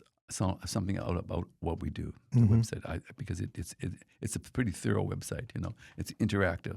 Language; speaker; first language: English; native; English